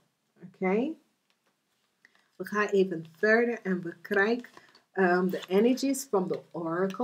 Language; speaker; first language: Dutch; non-native, learner; English